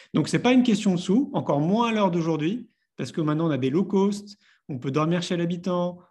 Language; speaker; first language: French; native; French